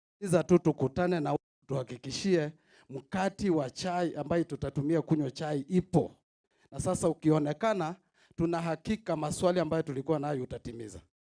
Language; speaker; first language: Swahili; non-native, local second language; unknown